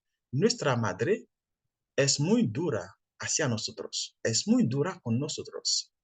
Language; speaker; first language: Spanish; non-native, fluent; French